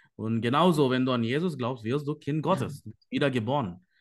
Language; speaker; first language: German; non-native, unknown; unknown